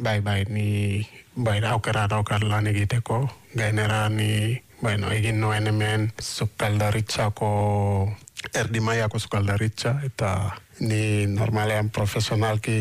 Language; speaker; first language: Basque; non-native, learner; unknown